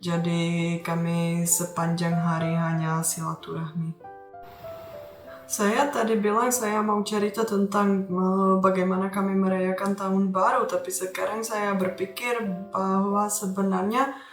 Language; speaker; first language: Indonesian; non-native, fluent; Czech